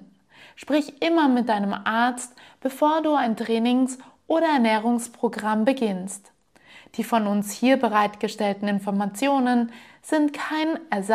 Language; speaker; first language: German; native; German